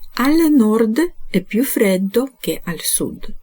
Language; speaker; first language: Italian; non-native, fluent; Ukrainian